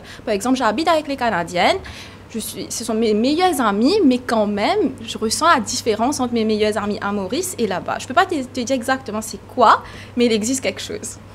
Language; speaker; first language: French; non-native, local second language; Morisyen